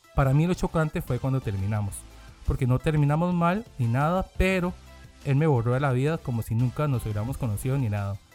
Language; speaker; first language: Spanish; non-native, fluent; Korean